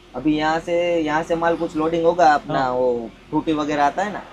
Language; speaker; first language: Hindi; non-native, local second language; Gujarati